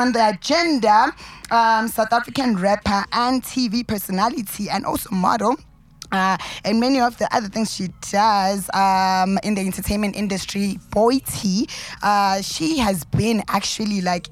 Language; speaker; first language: English; non-native, local second language; Zulu